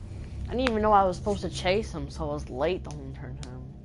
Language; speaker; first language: English; native; English